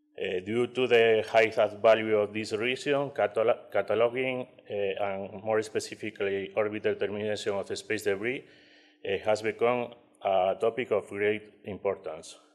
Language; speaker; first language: English; non-native, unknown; Spanish